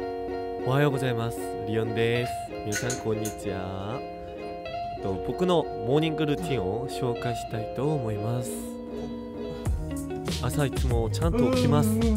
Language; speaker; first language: Japanese; non-native, fluent; Korean